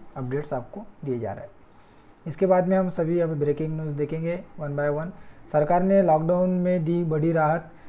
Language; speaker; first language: Hindi; non-native, local second language; Marathi